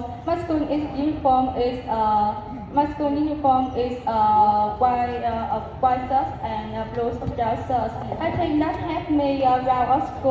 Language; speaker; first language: English; non-native, learner; Vietnamese